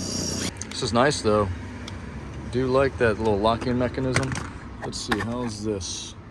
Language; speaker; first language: English; native; English